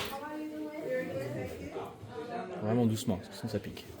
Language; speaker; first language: French; native; French